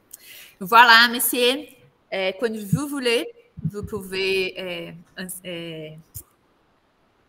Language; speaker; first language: French; non-native, learner; Portuguese